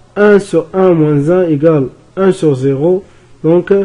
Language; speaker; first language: French; non-native, local second language; Arabic